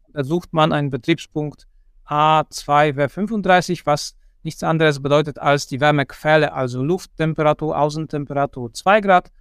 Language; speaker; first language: German; non-native, fluent; Polish